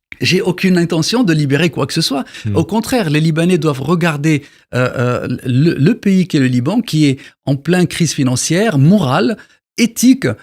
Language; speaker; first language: French; non-native, local second language; Arabic